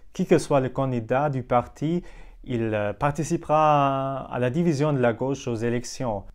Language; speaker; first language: French; non-native, fluent; German